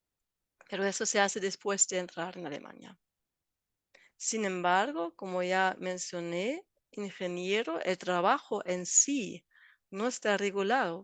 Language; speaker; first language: Spanish; non-native, fluent; German